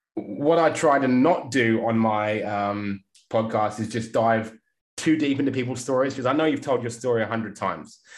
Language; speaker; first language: English; native; English